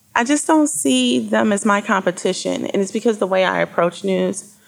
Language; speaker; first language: English; native; English